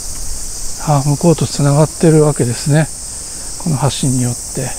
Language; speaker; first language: Japanese; native; Japanese